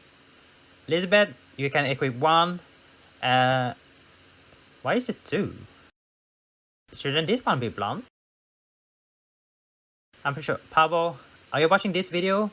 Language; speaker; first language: English; non-native, fluent; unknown